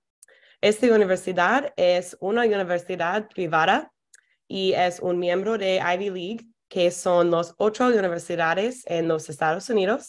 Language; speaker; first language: Spanish; non-native, fluent; English